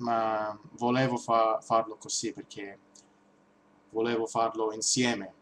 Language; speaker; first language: Italian; non-native, learner; English